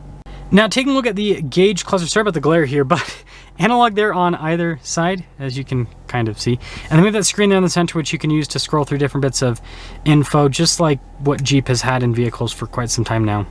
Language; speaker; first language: English; native; English